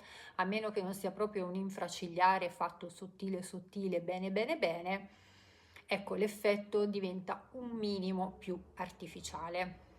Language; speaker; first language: Italian; native; Italian